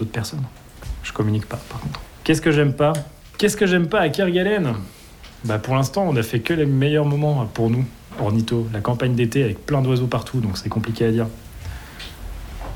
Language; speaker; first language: French; native; French